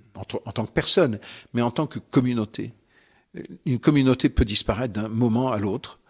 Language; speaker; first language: French; native; French